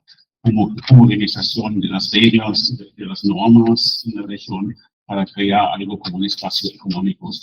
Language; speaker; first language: Spanish; non-native, fluent; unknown